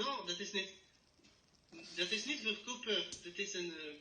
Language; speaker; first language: Dutch; non-native, learner; French